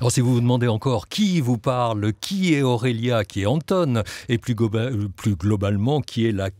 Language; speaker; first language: French; native; French